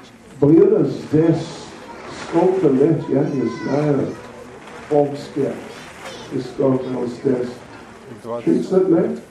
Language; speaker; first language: Russian; non-native, learner; English